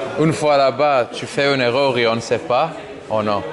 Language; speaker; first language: French; non-native, learner; English